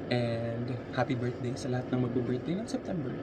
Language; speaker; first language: Filipino; native; Filipino